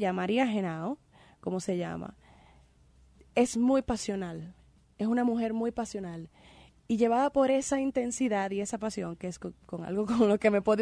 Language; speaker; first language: Spanish; native; Spanish